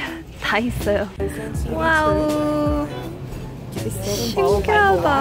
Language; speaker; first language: Korean; non-native, fluent; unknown